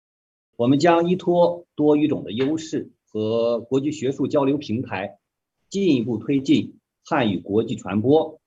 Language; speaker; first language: Chinese; native; Chinese